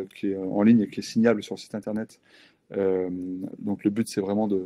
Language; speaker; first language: French; native; French